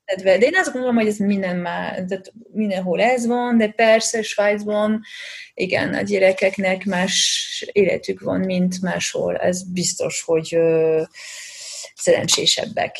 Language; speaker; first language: Hungarian; non-native, fluent; French